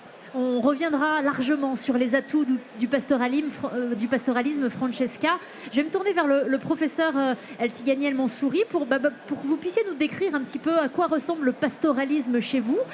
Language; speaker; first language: French; native; French